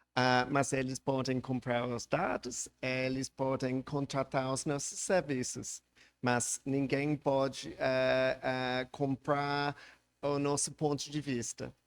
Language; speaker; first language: Portuguese; non-native, learner; English